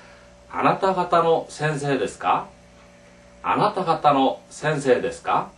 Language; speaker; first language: Japanese; non-native, fluent; Korean